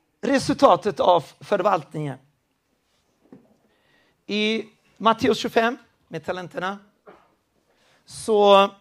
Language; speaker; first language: Swedish; non-native, fluent; Spanish